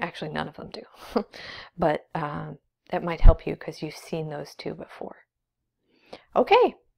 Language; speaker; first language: English; native; English